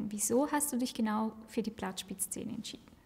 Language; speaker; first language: German; native; German